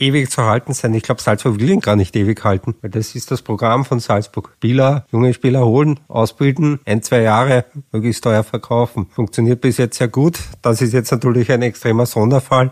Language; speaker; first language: German; native; German